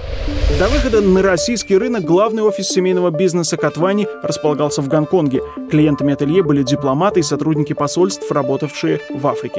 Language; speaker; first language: Russian; native; Russian